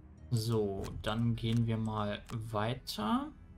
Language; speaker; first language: German; native; German